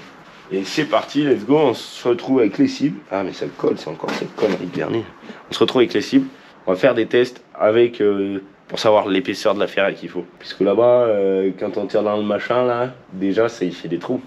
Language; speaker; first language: French; native; French